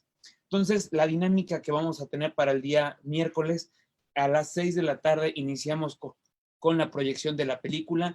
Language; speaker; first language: Spanish; native; Spanish